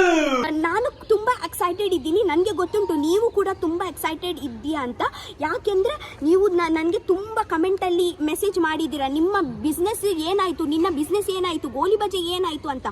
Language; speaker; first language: Kannada; non-native, local second language; Tulu